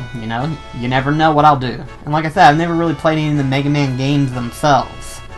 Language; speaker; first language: English; native; English